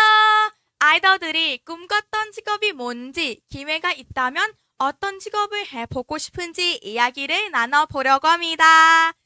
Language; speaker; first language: Korean; non-native, learner; Thai